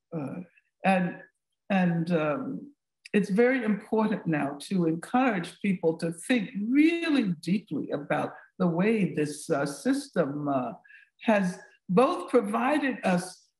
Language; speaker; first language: English; native; English